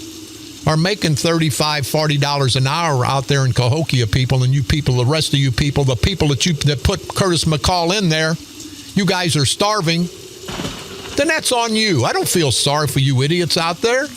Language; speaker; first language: English; native; English